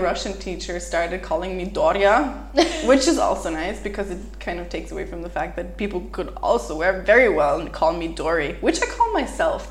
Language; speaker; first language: English; native; English